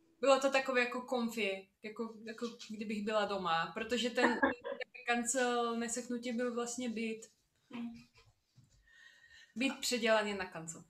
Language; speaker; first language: Czech; non-native, fluent; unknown